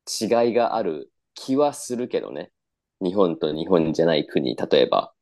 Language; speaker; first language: Japanese; native; Japanese